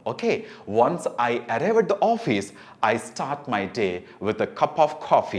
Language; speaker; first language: English; non-native, local second language; Telugu